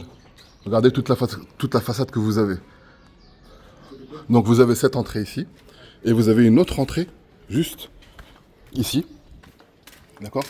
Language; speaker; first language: French; non-native, local second language; Arabic